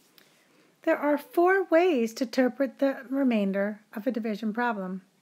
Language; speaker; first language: English; native; English